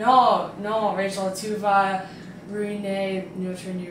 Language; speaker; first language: French; non-native, learner; English